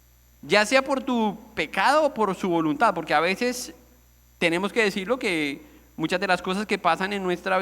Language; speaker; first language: Spanish; native; Spanish